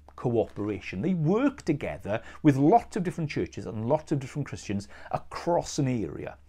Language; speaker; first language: English; native; English